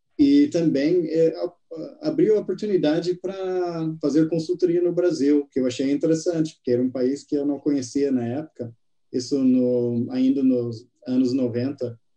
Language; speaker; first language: Portuguese; non-native, fluent; English